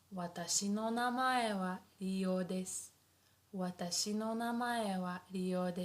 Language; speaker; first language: Japanese; non-native, fluent; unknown